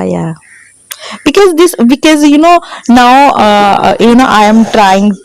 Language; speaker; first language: English; non-native, learner; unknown